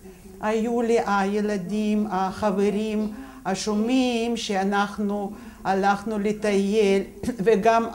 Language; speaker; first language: Hebrew; non-native, fluent; Russian